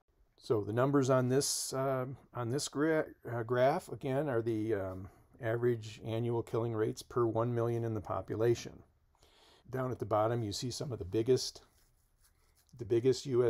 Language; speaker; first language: English; native; English